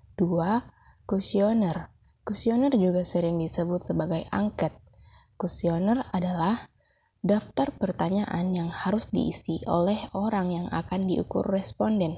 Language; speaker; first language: Indonesian; native; Indonesian